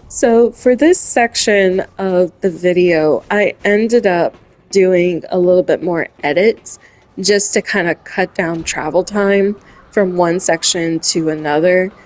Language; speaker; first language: English; native; English